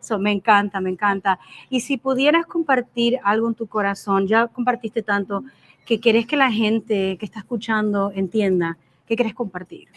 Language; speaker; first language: Spanish; early bilingual, heritage; English